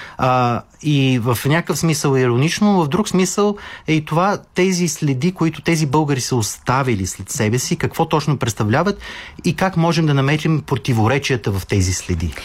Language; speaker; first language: Bulgarian; native; Bulgarian